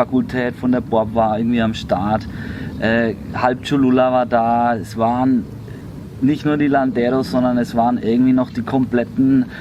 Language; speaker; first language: German; native; German